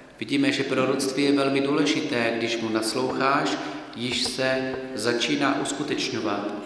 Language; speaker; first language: Czech; native; Czech